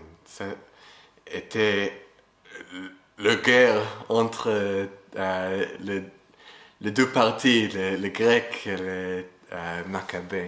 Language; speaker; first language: French; non-native, fluent; English